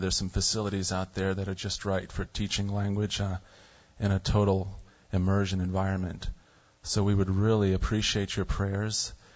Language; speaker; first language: English; native; English